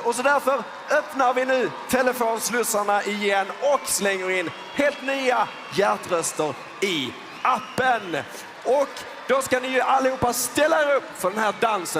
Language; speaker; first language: Swedish; native; Swedish